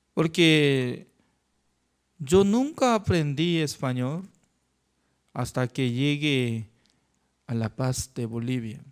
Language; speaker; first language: Spanish; non-native, learner; Korean